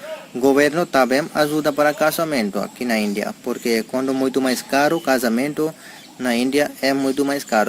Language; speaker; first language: Portuguese; non-native, learner; Hindi